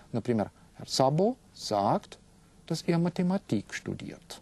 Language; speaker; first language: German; non-native, fluent; Russian